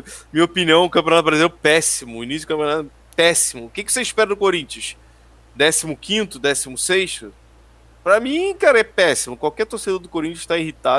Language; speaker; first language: Portuguese; native; Portuguese